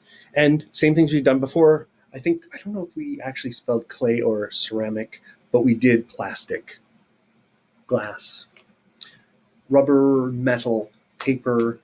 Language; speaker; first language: English; native; English